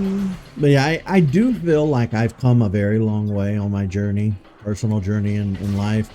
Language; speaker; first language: English; native; English